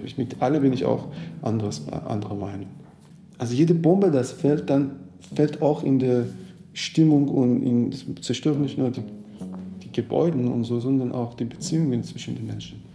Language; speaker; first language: German; non-native, fluent; Persian